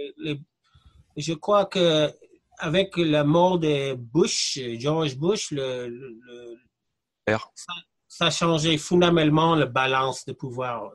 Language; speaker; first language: French; non-native, fluent; English